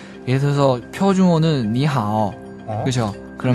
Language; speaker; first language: Korean; non-native, learner; Chinese